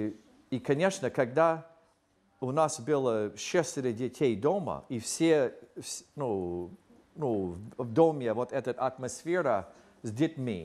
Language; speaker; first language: Russian; non-native, fluent; English